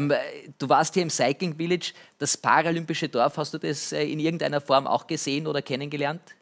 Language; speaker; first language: German; native; German